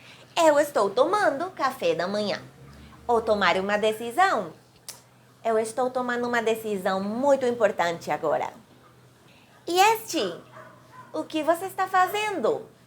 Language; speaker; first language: Portuguese; non-native, fluent; Spanish